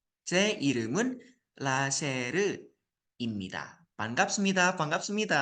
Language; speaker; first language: Korean; non-native, fluent; Indonesian